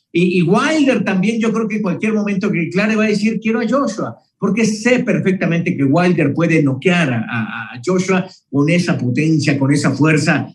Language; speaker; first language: Spanish; native; Spanish